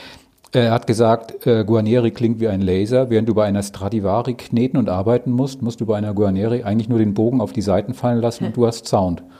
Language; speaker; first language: German; native; German